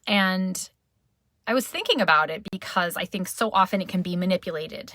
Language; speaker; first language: English; native; English